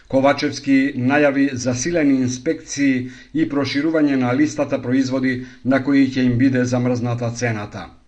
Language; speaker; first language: Macedonian; native; Macedonian